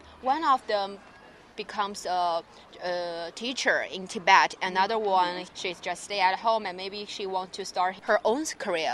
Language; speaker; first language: English; non-native, learner; Chinese